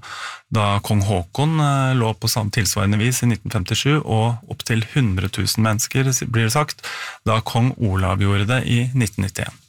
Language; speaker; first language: Norwegian; native; Norwegian